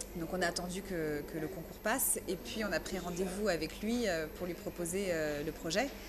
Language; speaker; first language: French; early bilingual, other home language; Persian